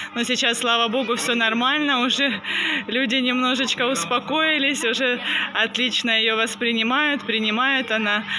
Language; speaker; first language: Russian; native; Russian